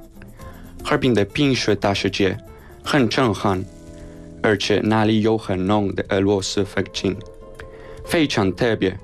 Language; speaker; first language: Chinese; non-native, fluent; Spanish